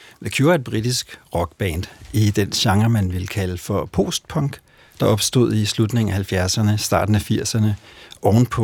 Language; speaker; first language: Danish; native; Danish